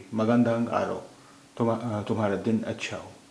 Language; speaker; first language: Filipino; non-native, fluent; Hindi